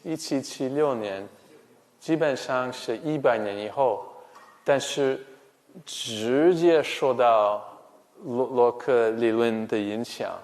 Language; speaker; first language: Chinese; non-native, fluent; English